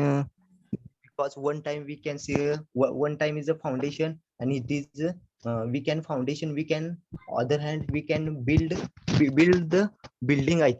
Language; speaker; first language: English; non-native, learner; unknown